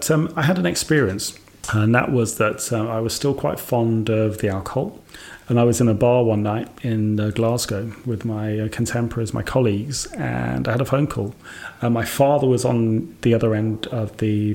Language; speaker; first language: English; native; English